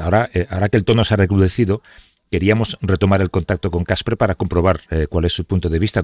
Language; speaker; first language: Spanish; native; Spanish